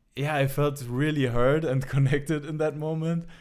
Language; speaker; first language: English; non-native, fluent; German